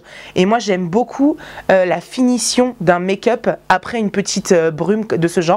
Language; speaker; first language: French; native; French